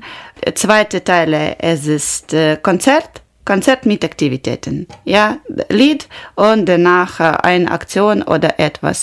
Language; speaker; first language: German; non-native, learner; Ukrainian